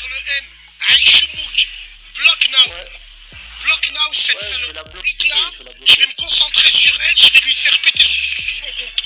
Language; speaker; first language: French; early bilingual, other home language; Arabic